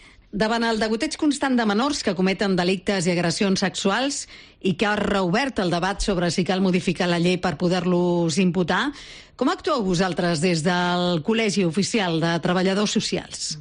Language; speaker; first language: Catalan; native; Catalan